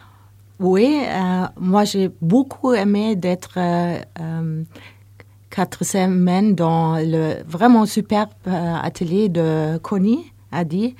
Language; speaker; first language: French; non-native, learner; Norwegian